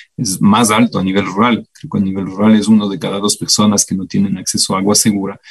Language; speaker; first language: Spanish; non-native, fluent; French